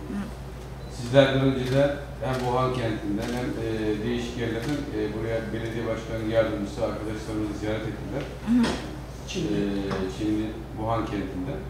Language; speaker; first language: Turkish; native; Turkish